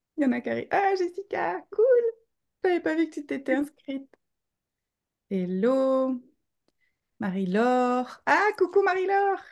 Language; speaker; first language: French; native; French